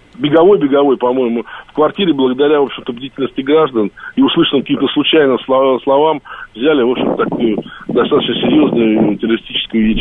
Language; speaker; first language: Russian; native; Russian